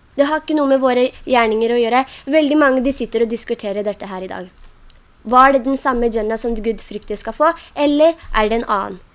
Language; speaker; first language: Norwegian; non-native, local second language; Urdu